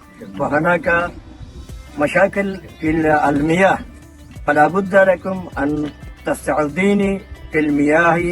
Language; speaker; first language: Arabic; non-native, learner; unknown